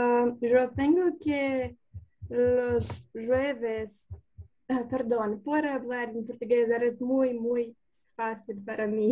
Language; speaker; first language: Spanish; non-native, learner; Portuguese